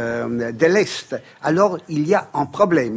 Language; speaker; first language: French; non-native, fluent; Italian